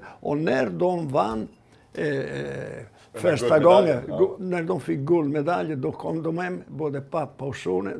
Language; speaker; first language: Swedish; non-native, fluent; Italian